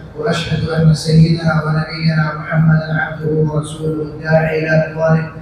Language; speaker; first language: Arabic; non-native, fluent; Bangla